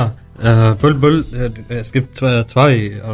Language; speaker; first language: German; non-native, learner; Arabic